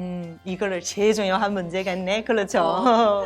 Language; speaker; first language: Korean; non-native, learner; Chinese